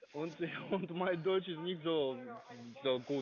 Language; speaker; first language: German; non-native, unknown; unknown